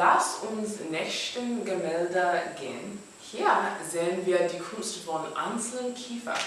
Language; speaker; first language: German; non-native, learner; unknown